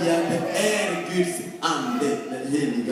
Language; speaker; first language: Swedish; non-native, fluent; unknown